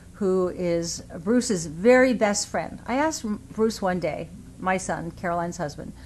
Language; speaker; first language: English; native; English